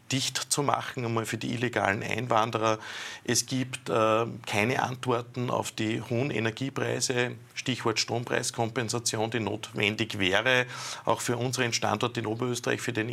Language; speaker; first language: German; native; German